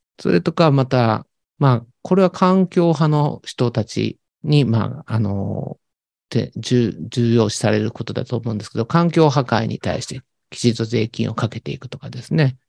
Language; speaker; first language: Japanese; native; Japanese